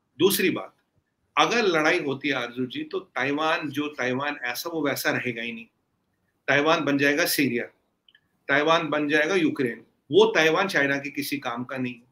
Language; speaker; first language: Hindi; native; Hindi